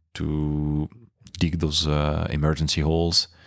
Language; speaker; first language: English; non-native, fluent; French